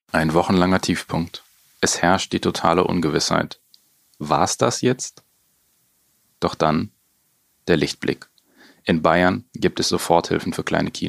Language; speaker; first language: German; native; German